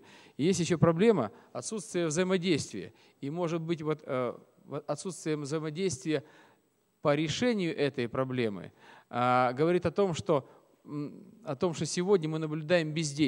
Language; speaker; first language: Russian; native; Russian